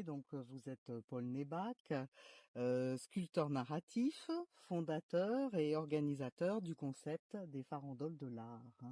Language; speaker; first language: French; native; French